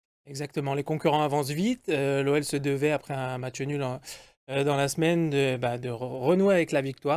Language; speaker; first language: French; native; French